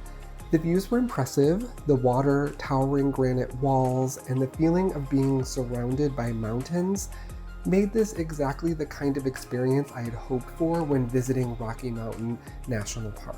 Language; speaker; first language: English; native; English